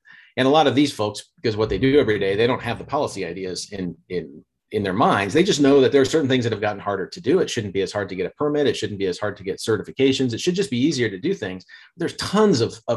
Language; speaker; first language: English; native; English